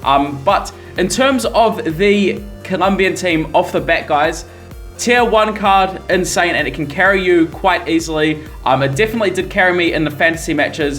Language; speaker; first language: English; native; English